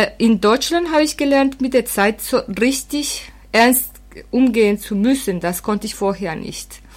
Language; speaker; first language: German; non-native, fluent; Spanish